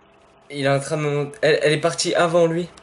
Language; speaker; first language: French; native; French